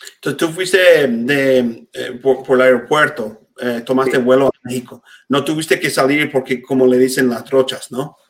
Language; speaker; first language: Spanish; non-native, fluent; English